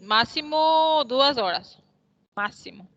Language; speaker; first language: Portuguese; non-native, fluent; Spanish